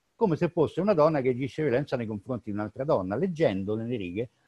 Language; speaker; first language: Italian; native; Italian